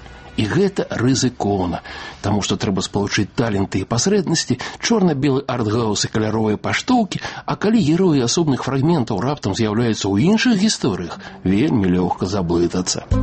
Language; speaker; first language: Belarusian; native; Belarusian